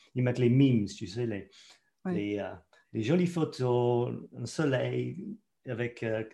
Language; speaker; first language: French; non-native, fluent; English